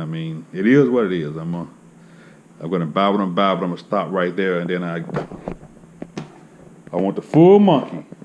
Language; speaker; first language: English; native; English